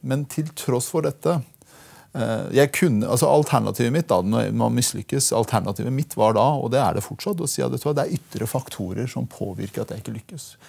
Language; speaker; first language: Norwegian; early bilingual, other home language; Persian